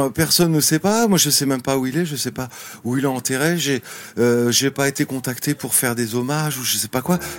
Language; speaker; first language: French; native; French